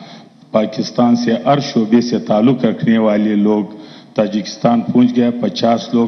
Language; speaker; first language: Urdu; non-native, local second language; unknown